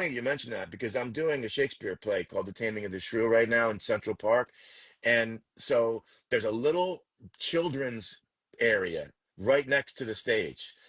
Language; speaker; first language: English; native; English